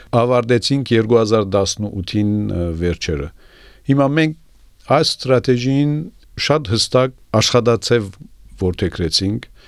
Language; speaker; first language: Armenian; early bilingual, heritage; Armenian